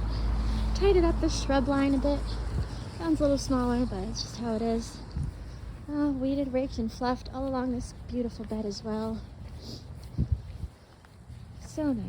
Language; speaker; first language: English; native; English